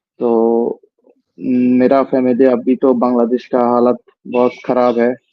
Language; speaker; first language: Hindi; non-native, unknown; Bangla